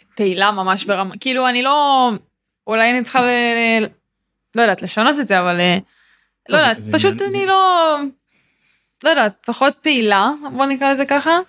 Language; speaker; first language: Hebrew; native; Hebrew